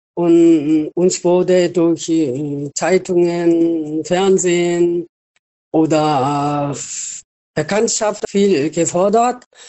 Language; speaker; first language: German; non-native, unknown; Korean